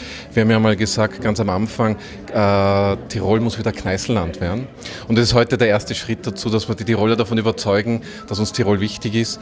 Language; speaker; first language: German; native; German